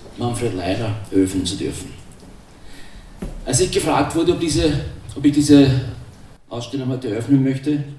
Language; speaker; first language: German; non-native, local second language; Croatian